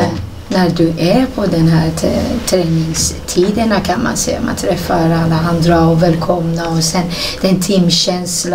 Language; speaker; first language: Swedish; non-native, fluent; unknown